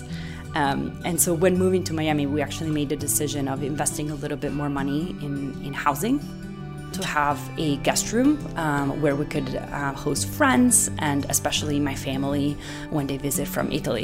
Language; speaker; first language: English; non-native, fluent; Italian